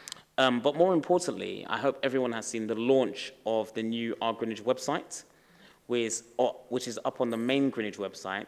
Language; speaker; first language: English; native; English